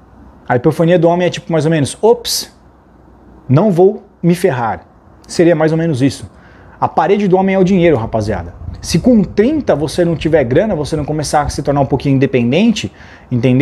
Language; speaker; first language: Portuguese; native; Portuguese